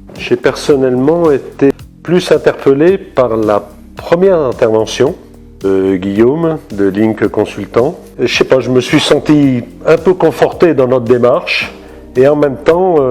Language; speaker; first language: French; native; French